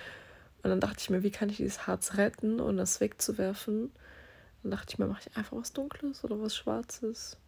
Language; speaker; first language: German; native; German